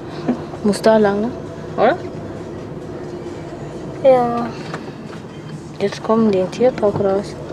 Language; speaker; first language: German; native; German